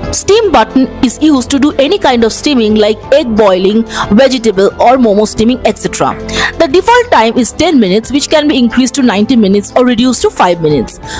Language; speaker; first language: English; non-native, local second language; Bangla